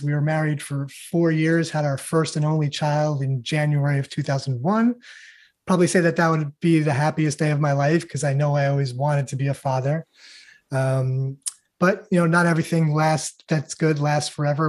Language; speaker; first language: English; native; English